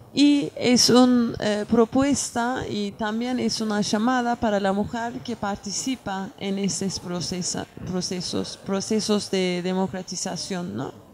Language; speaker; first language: Spanish; non-native, fluent; Turkish